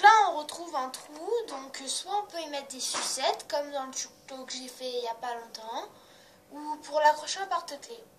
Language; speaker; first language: French; native; French